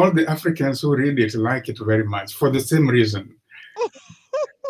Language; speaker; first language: English; non-native, local second language; Swahili